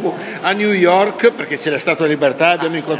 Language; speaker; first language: Italian; native; Italian